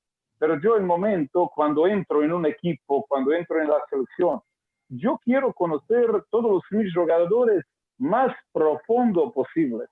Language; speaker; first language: Portuguese; non-native, learner; Croatian